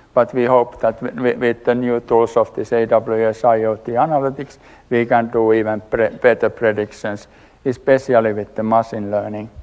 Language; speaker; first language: English; non-native, fluent; Finnish